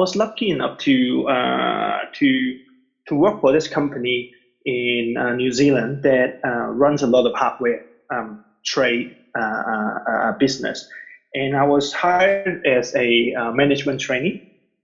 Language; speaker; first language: English; non-native, local second language; Cantonese